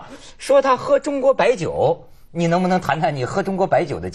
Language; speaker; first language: Chinese; native; Chinese